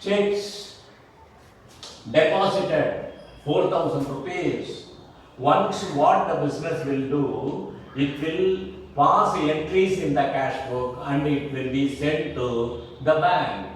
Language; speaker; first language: English; non-native, local second language; Tamil